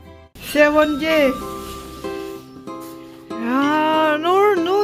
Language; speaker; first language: Korean; non-native, learner; Lao